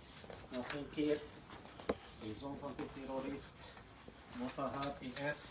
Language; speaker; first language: Dutch; non-native, learner; Arabic